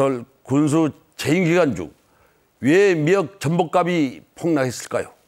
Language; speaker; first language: Korean; native; Korean